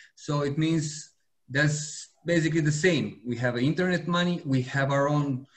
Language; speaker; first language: English; non-native, fluent; Serbian